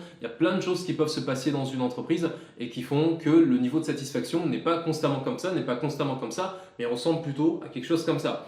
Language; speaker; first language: French; native; French